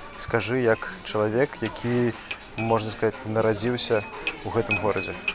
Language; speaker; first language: Belarusian; non-native, local second language; Russian